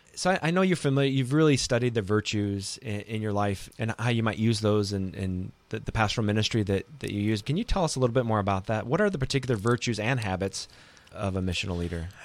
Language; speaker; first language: English; native; English